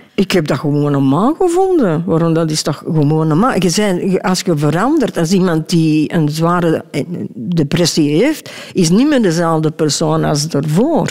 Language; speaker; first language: Dutch; native; Dutch